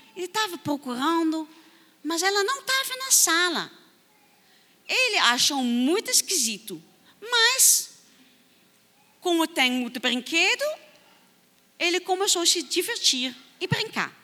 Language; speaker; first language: Portuguese; non-native, fluent; Dutch